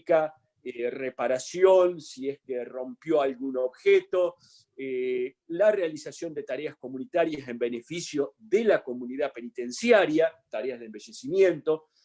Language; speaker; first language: Spanish; native; Spanish